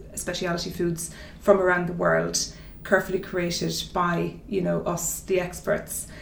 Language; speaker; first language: English; native; English